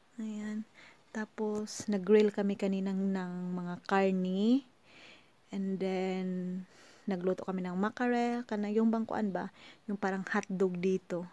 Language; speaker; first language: Filipino; non-native, local second language; Cebuano